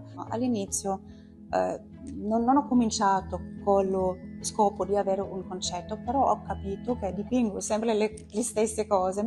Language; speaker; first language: Italian; non-native, fluent; German